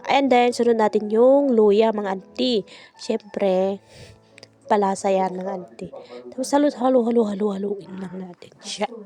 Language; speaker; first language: Filipino; non-native, local second language; Iloko